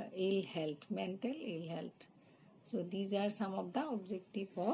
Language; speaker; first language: English; non-native, local second language; Assamese